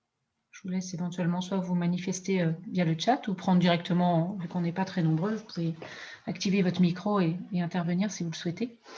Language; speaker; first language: French; native; French